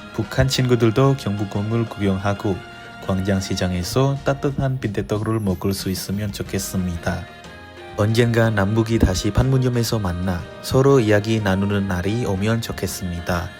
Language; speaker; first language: Korean; non-native, fluent; Indonesian